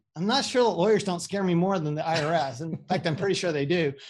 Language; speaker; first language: English; native; English